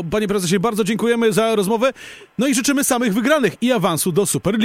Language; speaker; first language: Polish; native; Polish